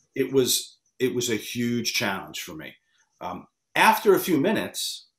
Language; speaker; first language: English; native; English